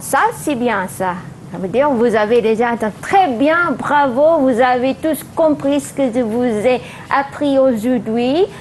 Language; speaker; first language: French; non-native, fluent; Malay